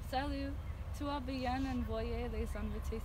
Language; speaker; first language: French; non-native, learner; English